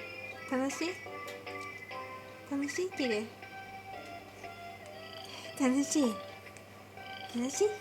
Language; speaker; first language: Japanese; native; Japanese